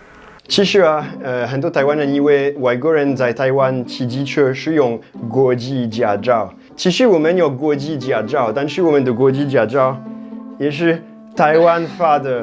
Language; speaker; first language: Chinese; non-native, fluent; French